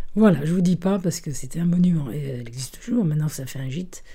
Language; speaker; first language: French; early bilingual, other home language; Italian